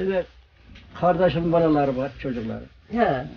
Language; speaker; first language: Turkish; non-native, learner; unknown